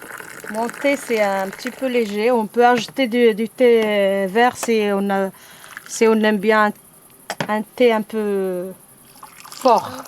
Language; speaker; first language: French; non-native, fluent; Arabic